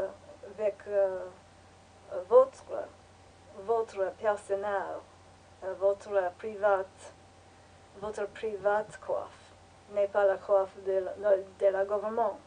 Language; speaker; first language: French; non-native, learner; English